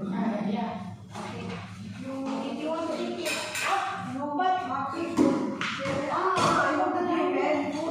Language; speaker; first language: English; non-native, learner; Filipino